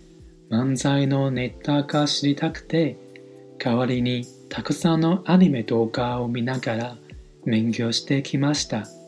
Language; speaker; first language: Japanese; non-native, fluent; Chinese